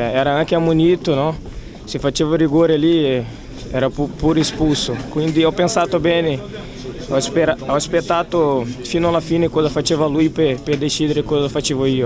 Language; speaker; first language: Italian; non-native, fluent; Portuguese